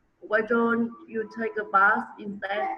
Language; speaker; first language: English; non-native, learner; Vietnamese